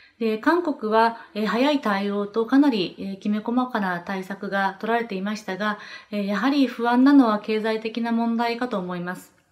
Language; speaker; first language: Japanese; native; Japanese